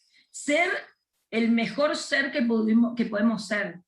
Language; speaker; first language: Spanish; native; Spanish